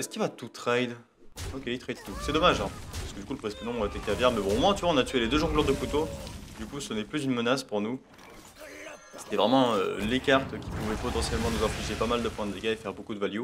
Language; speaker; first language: French; native; French